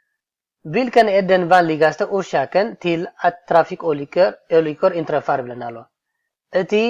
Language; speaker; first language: Swedish; non-native, fluent; Tigrinya